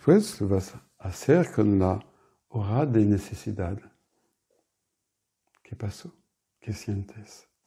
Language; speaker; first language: Spanish; non-native, fluent; French